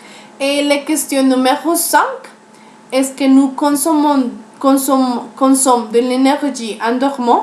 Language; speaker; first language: French; non-native, learner; Spanish